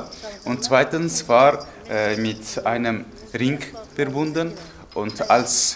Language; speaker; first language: German; non-native, fluent; Uzbek